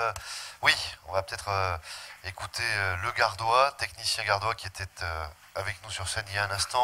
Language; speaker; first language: French; native; French